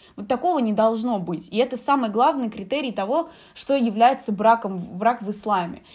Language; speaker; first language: Russian; early bilingual, heritage; Russian